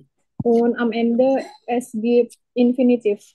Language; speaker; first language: German; non-native, learner; Indonesian